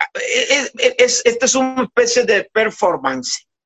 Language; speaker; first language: Spanish; native; Spanish